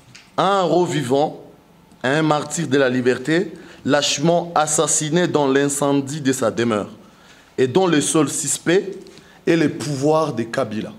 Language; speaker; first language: French; non-native, local second language; Swahili